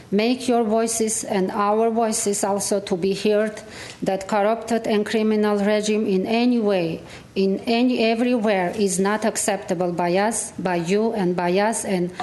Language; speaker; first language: English; non-native, fluent; Armenian